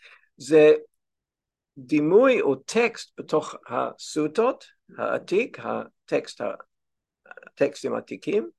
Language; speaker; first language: Hebrew; non-native, fluent; English